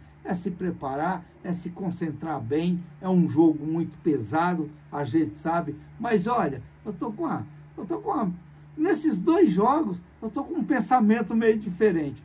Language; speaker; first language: Portuguese; native; Portuguese